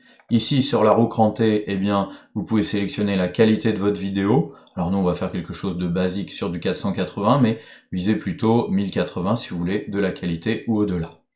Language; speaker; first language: French; native; French